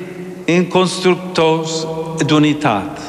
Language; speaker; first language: Catalan; non-native, learner; English